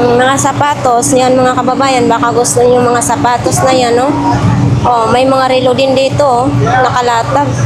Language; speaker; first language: Filipino; non-native, local second language; Cebuano